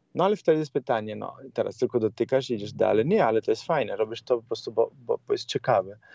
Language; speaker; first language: Polish; non-native, learner; Italian